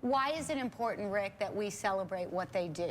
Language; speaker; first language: English; native; English